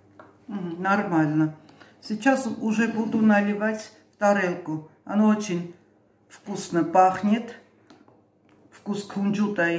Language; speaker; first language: Russian; non-native, fluent; Armenian